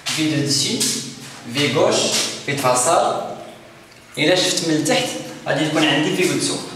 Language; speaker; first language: French; non-native, local second language; Arabic